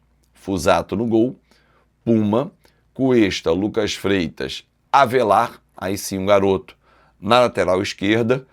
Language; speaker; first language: Portuguese; native; Portuguese